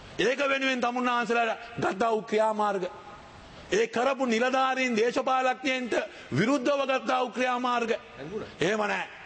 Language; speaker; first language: Sinhala; non-native, local second language; Tamil